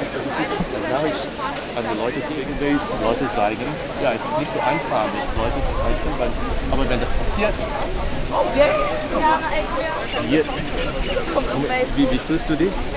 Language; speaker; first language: German; non-native, learner; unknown